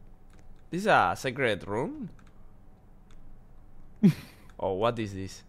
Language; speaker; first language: English; non-native, learner; Spanish